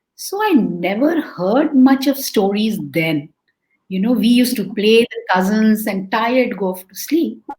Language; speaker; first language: English; non-native, local second language; Hindi